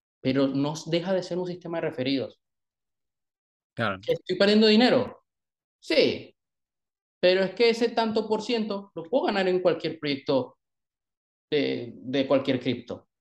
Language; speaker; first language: Spanish; native; Spanish